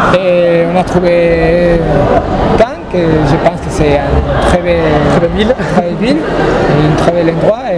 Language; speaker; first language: French; non-native, fluent; Spanish